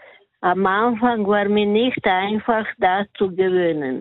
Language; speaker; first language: German; non-native, fluent; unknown